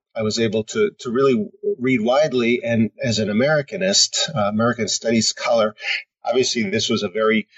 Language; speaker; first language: English; native; English